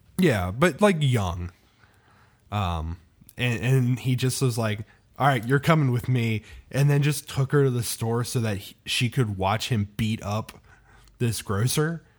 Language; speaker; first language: English; native; English